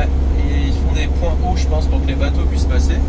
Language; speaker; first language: French; native; French